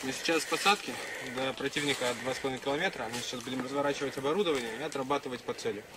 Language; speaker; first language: Russian; native; Russian